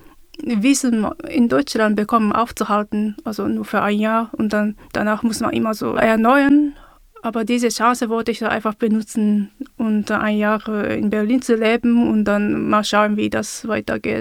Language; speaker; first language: German; non-native, fluent; Japanese